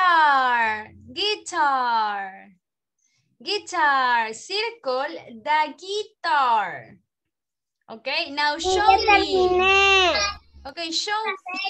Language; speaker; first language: English; non-native, learner; Spanish